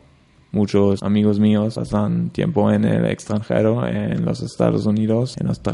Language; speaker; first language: Spanish; non-native, learner; German